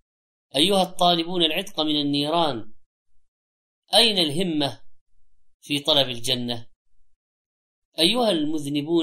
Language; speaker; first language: Arabic; native; Arabic